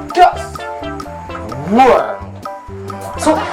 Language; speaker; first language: Indonesian; non-native, local second language; Javanese